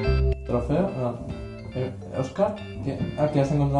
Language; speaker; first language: Spanish; native; Spanish